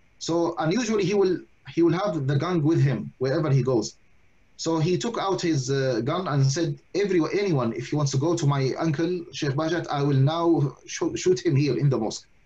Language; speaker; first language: English; non-native, fluent; Arabic